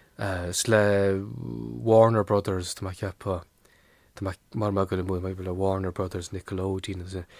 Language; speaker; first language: Irish; non-native, local second language; English